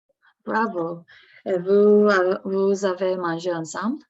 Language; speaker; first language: French; non-native, learner; English